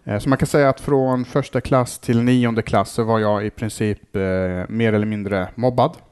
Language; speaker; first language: Swedish; early bilingual, other home language; Arabic